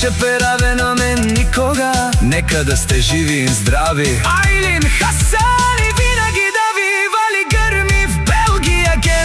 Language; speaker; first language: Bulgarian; non-native, local second language; Romany